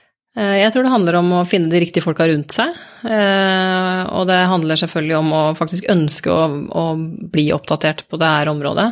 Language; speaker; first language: Norwegian; native; Norwegian